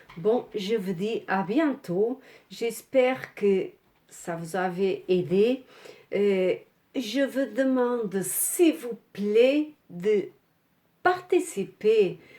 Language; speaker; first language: French; non-native, fluent; Portuguese